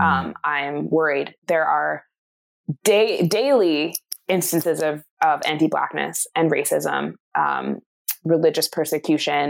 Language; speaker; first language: English; native; English